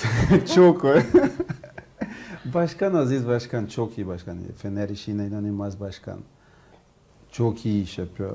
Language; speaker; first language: Turkish; non-native, learner; Portuguese